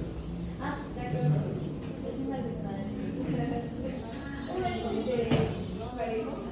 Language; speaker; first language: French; non-native, learner; Spanish